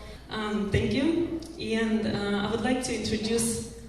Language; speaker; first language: English; non-native, fluent; Ukrainian